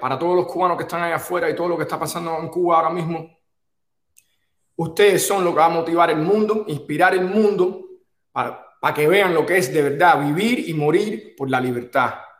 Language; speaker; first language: Spanish; early bilingual, heritage; Spanish